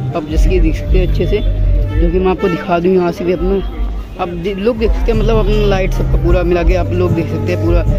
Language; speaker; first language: Hindi; native; Hindi